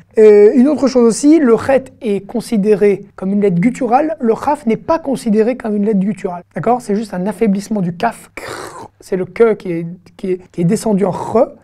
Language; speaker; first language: French; native; French